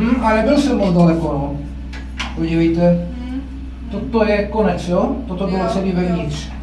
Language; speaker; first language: Czech; native; Czech